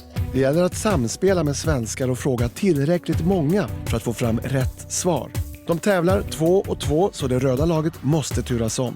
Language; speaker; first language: Swedish; native; Swedish